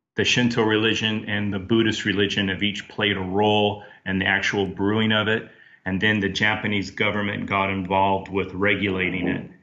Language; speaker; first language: English; native; English